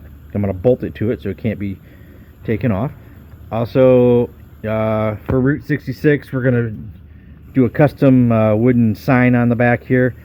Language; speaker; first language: English; native; English